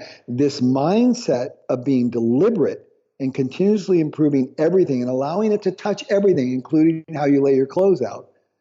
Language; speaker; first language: English; native; English